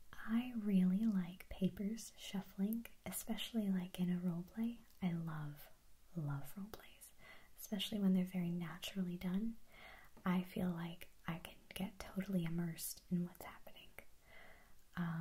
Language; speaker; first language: English; native; English